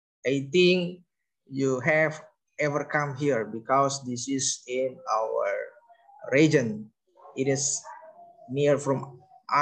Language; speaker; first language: English; non-native, learner; Indonesian